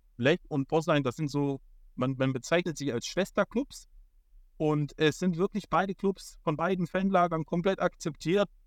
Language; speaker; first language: German; early bilingual, other home language; Polish